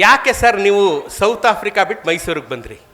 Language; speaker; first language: Kannada; native; Kannada